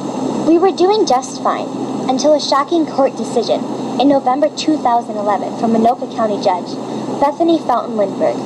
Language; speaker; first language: English; native; English